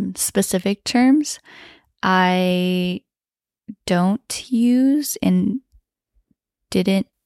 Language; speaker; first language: English; early bilingual, other home language; Chinese